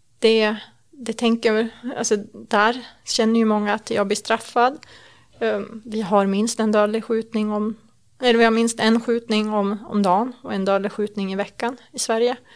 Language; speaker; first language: Swedish; native; Swedish